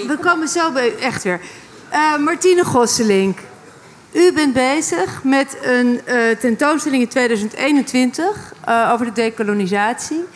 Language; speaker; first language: Dutch; native; Dutch